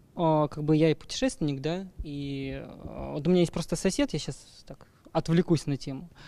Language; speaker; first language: Russian; native; Russian